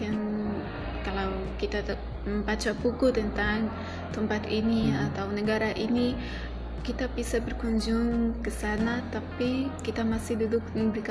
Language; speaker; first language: Indonesian; non-native, learner; Arabic